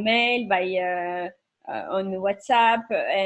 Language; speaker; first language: English; non-native, learner; French